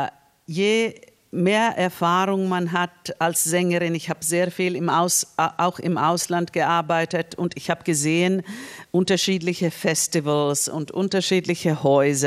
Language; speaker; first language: German; non-native, fluent; Finnish